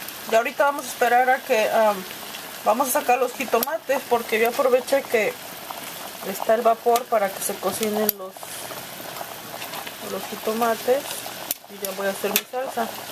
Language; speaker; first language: Spanish; native; Spanish